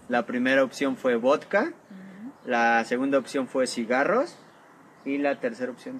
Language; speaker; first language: Spanish; native; Spanish